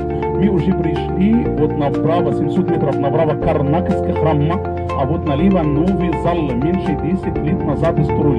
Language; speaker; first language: Russian; non-native, learner; Arabic